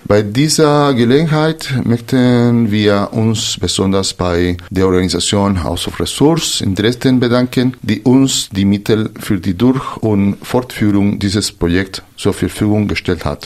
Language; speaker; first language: German; non-native, fluent; Spanish